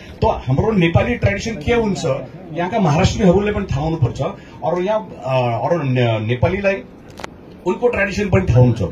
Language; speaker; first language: Nepali; early bilingual, heritage; Nepali